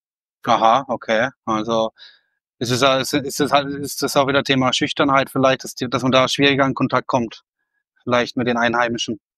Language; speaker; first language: German; native; German